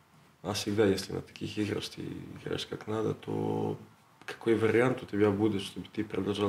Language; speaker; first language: Russian; non-native, learner; Serbian